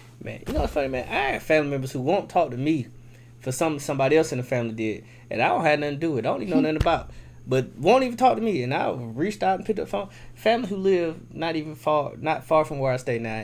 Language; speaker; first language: English; native; English